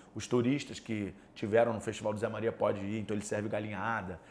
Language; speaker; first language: Portuguese; native; Portuguese